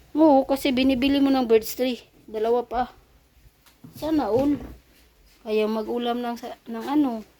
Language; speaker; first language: Filipino; non-native, local second language; Cebuano